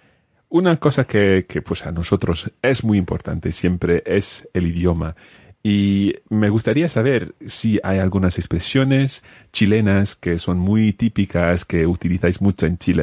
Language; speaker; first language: Spanish; non-native, fluent; English